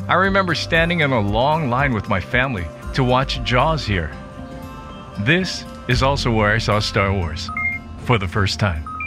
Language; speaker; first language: English; native; English